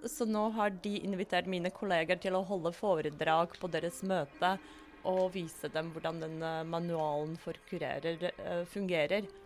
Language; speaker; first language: Norwegian; non-native, fluent; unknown